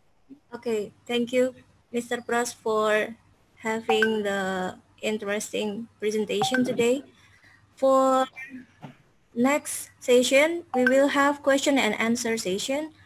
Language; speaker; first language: English; non-native, fluent; Indonesian